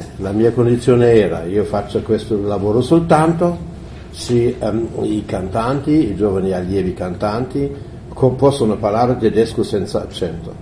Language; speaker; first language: Italian; non-native, fluent; German